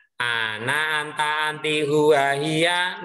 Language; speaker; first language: Arabic; non-native, learner; Indonesian